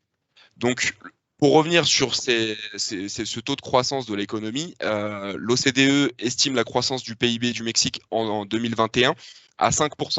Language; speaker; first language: French; native; French